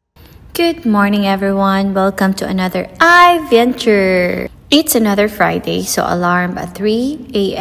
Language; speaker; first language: English; non-native, local second language; Filipino